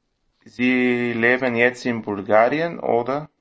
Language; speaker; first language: German; non-native, fluent; Bulgarian